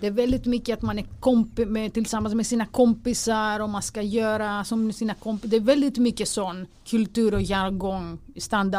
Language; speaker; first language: Swedish; non-native, fluent; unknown